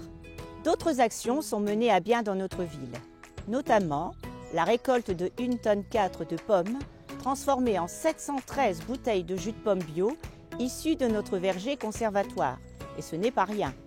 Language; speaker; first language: French; native; French